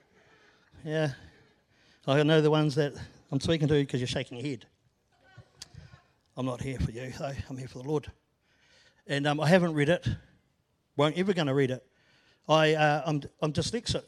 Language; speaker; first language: English; native; English